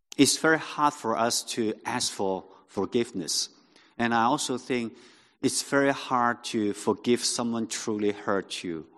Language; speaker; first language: English; non-native, local second language; Cantonese